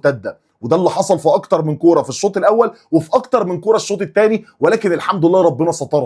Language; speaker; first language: Arabic; native; Arabic